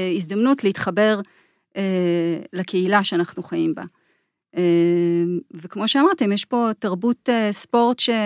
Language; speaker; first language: Hebrew; native; Hebrew